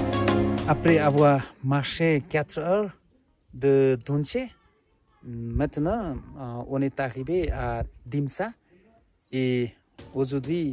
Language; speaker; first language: French; non-native, learner; Nepali